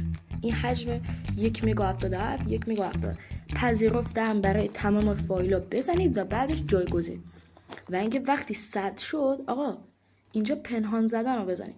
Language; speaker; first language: Persian; native; Persian